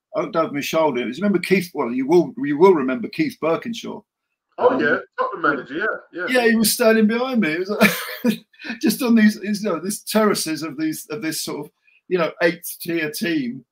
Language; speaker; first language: English; native; English